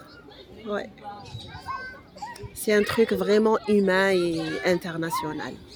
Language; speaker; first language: French; non-native, local second language; Arabic